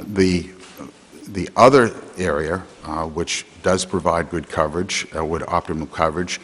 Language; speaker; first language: English; native; English